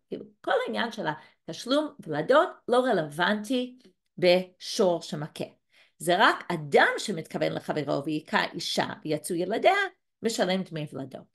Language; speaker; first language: Hebrew; non-native, fluent; English